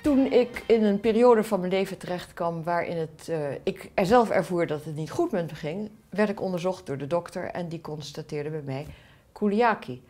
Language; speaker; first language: Dutch; native; Dutch